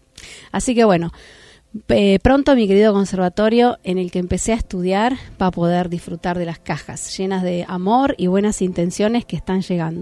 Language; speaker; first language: Spanish; native; Spanish